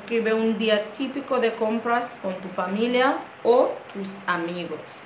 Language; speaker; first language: Spanish; non-native, fluent; English